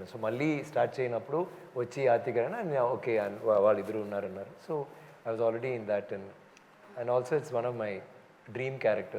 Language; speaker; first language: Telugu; non-native, local second language; Tamil